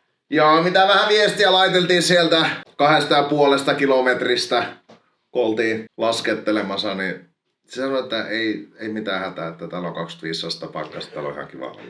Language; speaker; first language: Finnish; native; Finnish